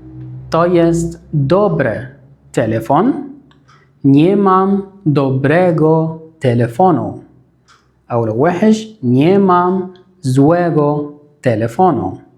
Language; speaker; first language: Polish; non-native, fluent; Arabic